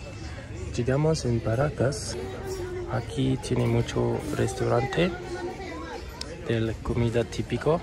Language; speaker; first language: Spanish; non-native, learner; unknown